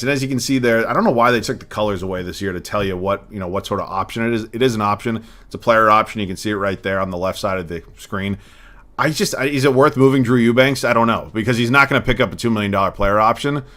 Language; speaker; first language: English; native; English